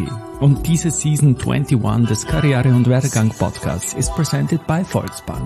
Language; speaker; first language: German; native; German